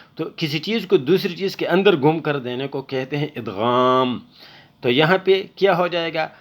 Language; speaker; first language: Urdu; non-native, local second language; Pashto